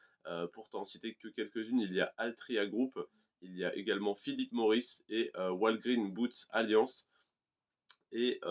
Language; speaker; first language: French; native; French